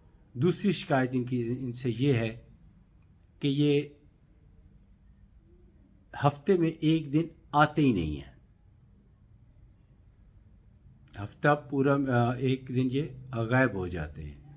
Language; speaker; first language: Urdu; native; Urdu